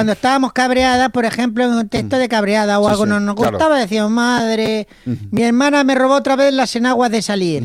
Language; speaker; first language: Spanish; native; Spanish